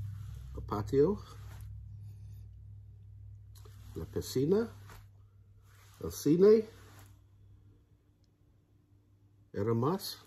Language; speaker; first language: Spanish; non-native, learner; English